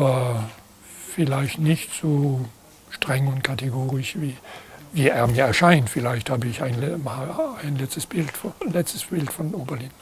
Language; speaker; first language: German; non-native, fluent; French